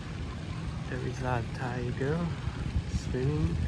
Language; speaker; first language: English; non-native, learner; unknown